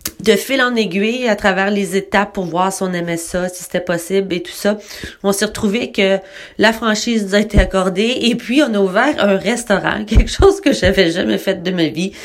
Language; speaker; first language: French; native; French